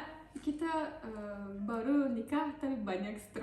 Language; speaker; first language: Indonesian; non-native, learner; Turkish